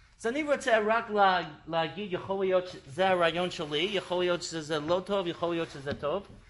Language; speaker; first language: Hebrew; non-native, fluent; English